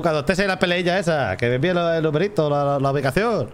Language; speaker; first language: Spanish; native; Spanish